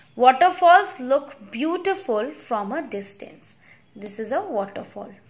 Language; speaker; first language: Hindi; native; Hindi